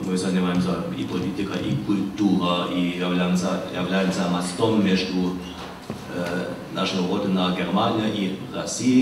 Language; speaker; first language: Russian; non-native, fluent; German